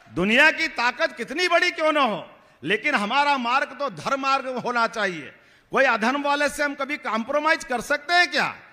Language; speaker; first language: Hindi; native; Hindi